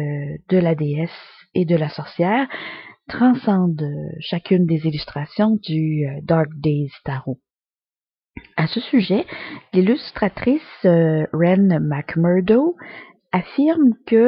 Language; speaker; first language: French; native; French